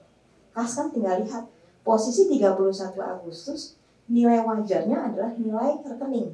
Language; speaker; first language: Indonesian; native; Indonesian